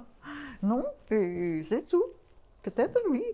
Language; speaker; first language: French; non-native, learner; Russian